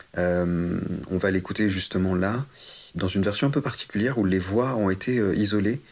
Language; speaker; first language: French; native; French